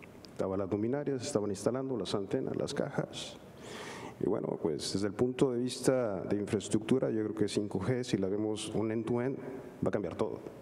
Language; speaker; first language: Spanish; native; Spanish